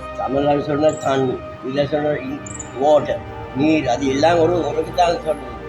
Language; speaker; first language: Tamil; non-native, local second language; Sinhala